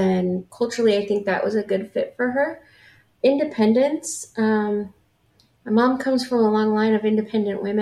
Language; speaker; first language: English; native; English